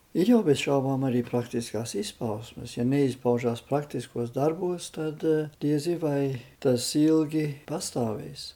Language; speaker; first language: Latvian; early bilingual, heritage; Latvian